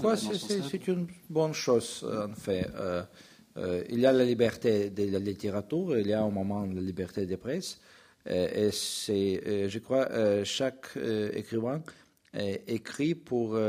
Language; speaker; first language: French; non-native, fluent; Russian